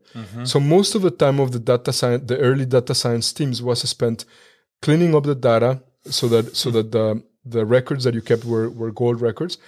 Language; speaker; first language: English; non-native, fluent; Spanish